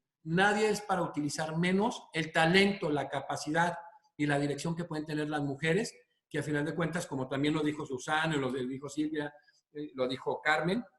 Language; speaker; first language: Spanish; native; Spanish